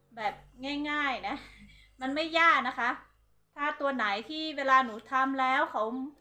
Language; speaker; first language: Thai; non-native, local second language; Hmong